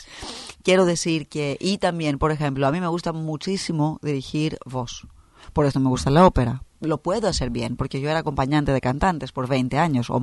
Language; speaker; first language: Spanish; non-native, fluent; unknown